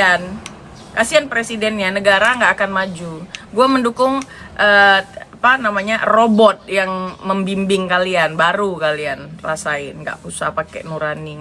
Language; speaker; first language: Indonesian; native; Indonesian